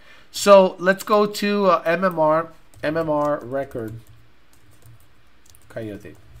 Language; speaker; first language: English; native; English